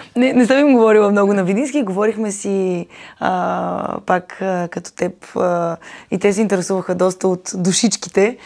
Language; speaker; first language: Bulgarian; native; Bulgarian